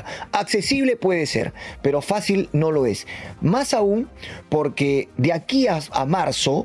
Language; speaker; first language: Spanish; native; Spanish